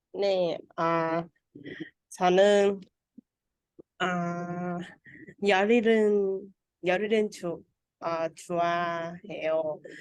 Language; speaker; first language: Korean; non-native, learner; Vietnamese